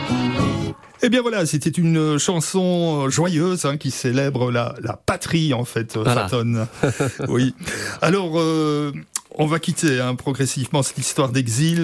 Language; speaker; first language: French; native; French